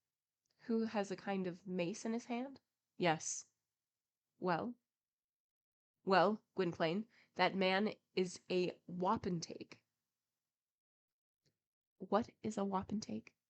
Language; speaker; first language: English; native; English